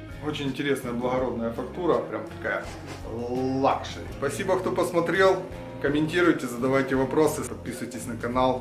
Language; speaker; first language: Russian; native; Russian